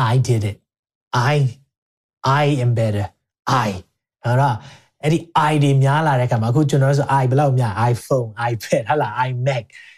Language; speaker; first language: Burmese; native; Burmese